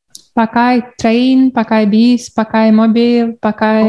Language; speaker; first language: Indonesian; non-native, learner; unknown